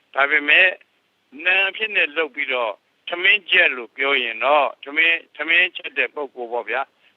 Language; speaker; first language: Burmese; native; Burmese